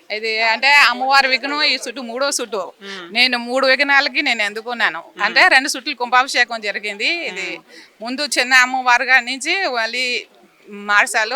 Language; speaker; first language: Telugu; early bilingual, heritage; Telugu